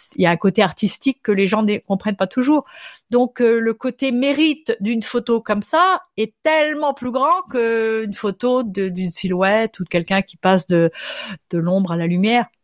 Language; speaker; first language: French; native; French